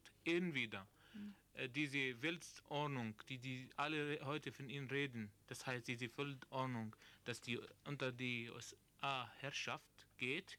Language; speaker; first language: German; non-native, learner; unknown